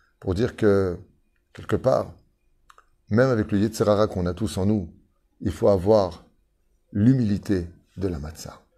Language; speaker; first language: French; native; French